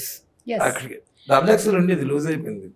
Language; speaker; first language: Telugu; native; Telugu